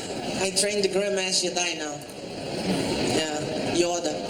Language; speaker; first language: English; non-native, learner; Portuguese